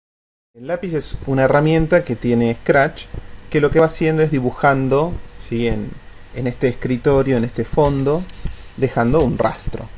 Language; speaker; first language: Spanish; native; Spanish